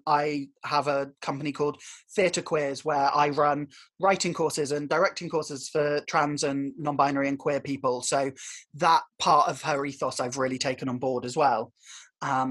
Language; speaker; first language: English; native; English